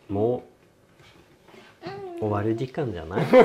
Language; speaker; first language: Japanese; non-native, learner; Swedish